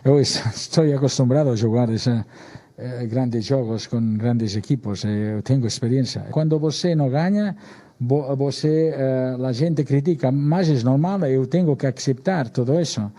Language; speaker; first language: Portuguese; non-native, learner; Spanish